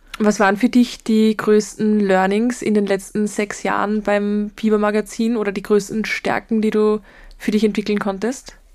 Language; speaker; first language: German; native; German